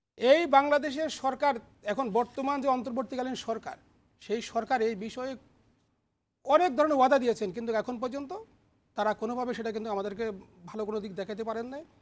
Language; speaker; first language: Bangla; native; Bangla